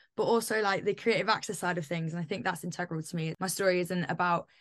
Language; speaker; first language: English; native; English